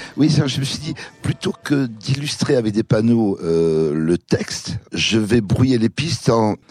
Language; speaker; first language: French; early bilingual, other home language; Kabyle